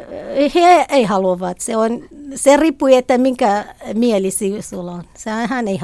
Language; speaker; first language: Finnish; non-native, learner; Kurdish